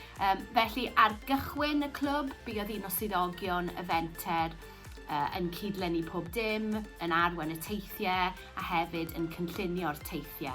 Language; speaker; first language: Welsh; native; Welsh